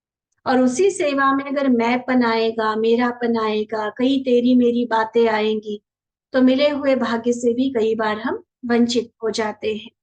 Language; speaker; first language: Hindi; native; Hindi